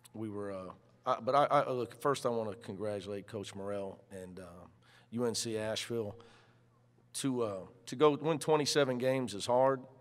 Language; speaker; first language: English; native; English